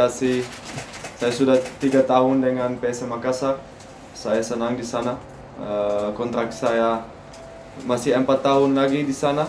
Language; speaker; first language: Indonesian; non-native, learner; Dutch